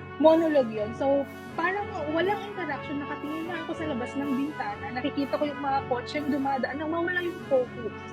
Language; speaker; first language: Filipino; native; Filipino